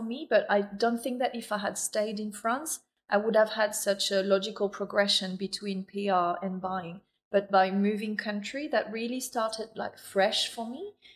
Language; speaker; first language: English; non-native, fluent; French